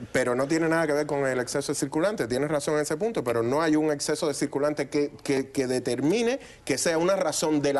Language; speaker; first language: Spanish; native; Spanish